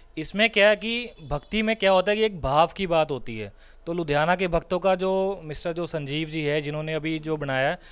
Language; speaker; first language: Hindi; non-native, local second language; Punjabi